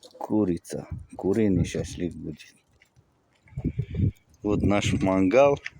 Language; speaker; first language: Russian; non-native, learner; Tajik